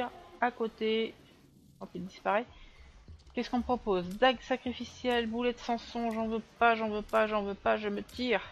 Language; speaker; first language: French; native; French